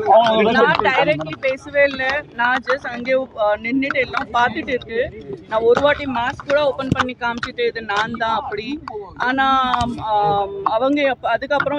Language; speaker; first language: Tamil; non-native, local second language; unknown